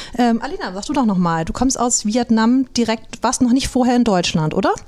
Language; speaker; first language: German; native; German